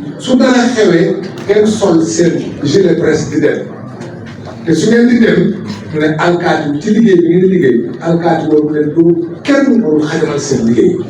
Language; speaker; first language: Wolof; non-native, local second language; Fula